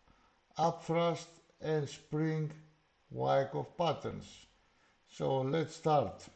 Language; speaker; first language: English; non-native, fluent; Greek